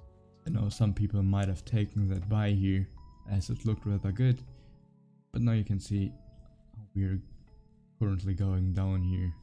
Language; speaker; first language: English; non-native, fluent; German